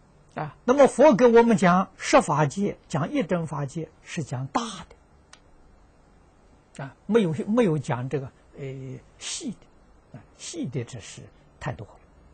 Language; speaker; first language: Chinese; native; Chinese